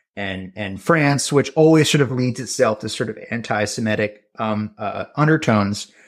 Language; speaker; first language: English; native; English